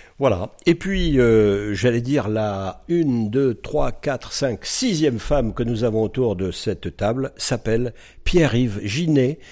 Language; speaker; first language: French; native; French